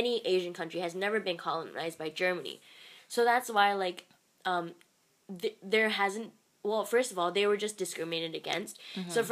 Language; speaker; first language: English; non-native, local second language; Cantonese